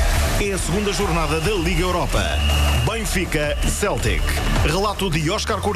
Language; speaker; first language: Portuguese; native; Portuguese